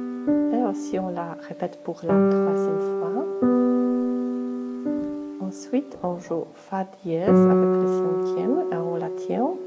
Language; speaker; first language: French; non-native, fluent; Polish